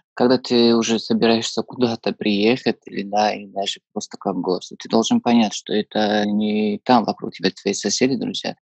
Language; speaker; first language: Russian; non-native, fluent; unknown